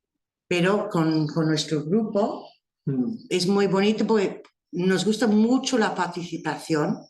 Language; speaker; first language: Spanish; non-native, fluent; English